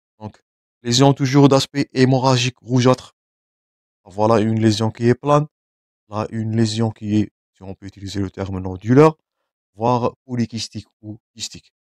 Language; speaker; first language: French; non-native, local second language; Arabic